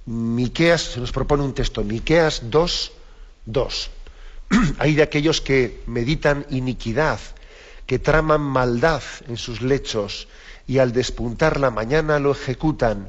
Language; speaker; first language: Spanish; native; Spanish